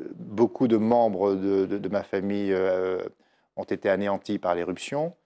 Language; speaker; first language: French; native; French